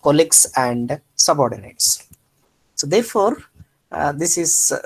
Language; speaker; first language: English; non-native, local second language; Kannada